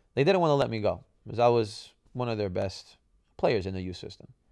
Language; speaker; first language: English; early bilingual, other home language; Italian